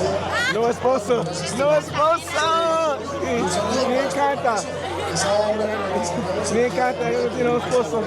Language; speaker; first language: Spanish; non-native, learner; English